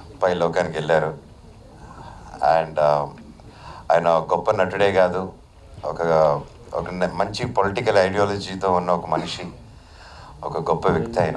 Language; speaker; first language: Telugu; native; Telugu